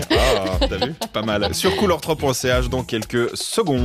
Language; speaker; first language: French; native; French